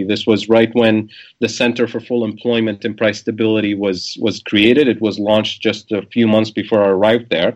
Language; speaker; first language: English; non-native, fluent; Arabic